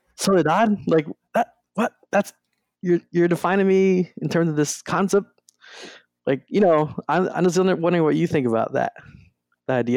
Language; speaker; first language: English; non-native, local second language; Spanish